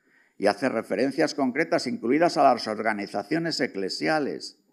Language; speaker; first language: Spanish; native; Spanish